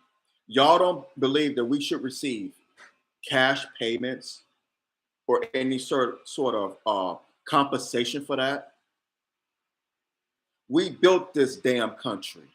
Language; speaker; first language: English; native; English